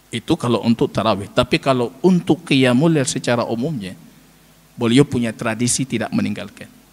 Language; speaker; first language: Malay; non-native, local second language; Achinese